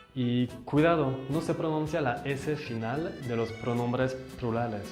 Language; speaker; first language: Spanish; non-native, fluent; French